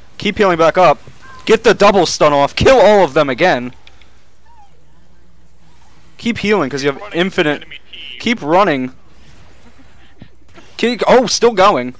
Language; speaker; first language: English; native; English